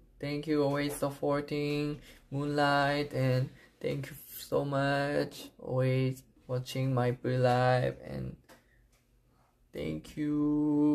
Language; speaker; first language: English; non-native, learner; Korean